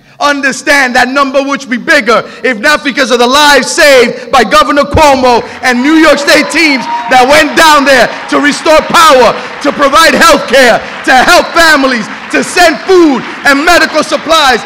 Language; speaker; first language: English; early bilingual, other home language; Spanish